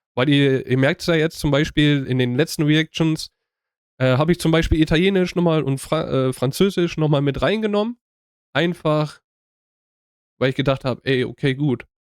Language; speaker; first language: German; native; German